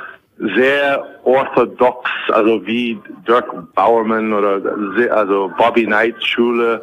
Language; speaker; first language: German; non-native, fluent; English